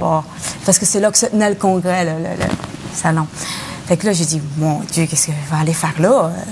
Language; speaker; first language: French; native; French